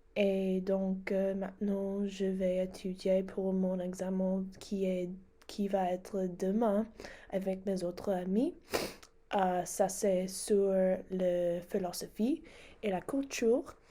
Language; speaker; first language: French; non-native, learner; English